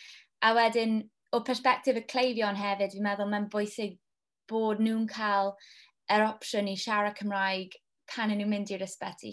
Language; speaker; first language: Welsh; non-native, local second language; English